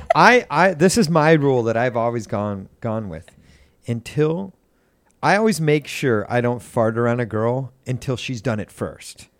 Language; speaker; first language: English; native; English